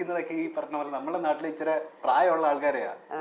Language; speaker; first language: Malayalam; native; Malayalam